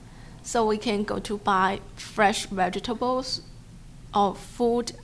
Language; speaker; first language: English; non-native, learner; Chinese